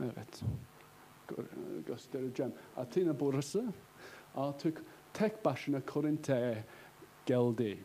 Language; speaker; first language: Turkish; non-native, learner; English